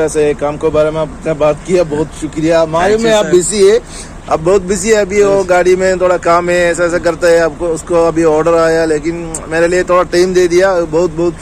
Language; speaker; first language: Hindi; non-native, local second language; Malayalam